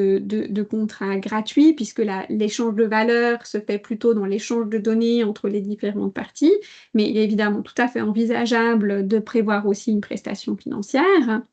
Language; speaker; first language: French; native; French